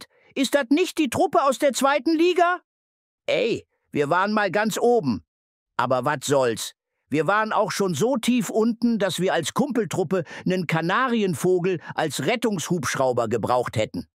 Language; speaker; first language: German; native; German